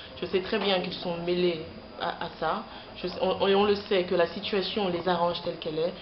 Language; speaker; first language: French; non-native, local second language; Lingala